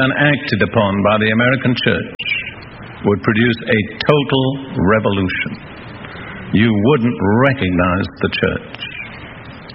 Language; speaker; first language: English; native; English